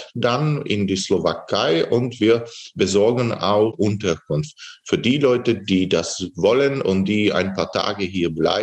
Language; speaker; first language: German; non-native, fluent; Slovak